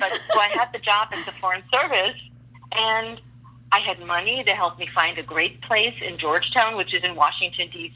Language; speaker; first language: English; non-native, fluent; German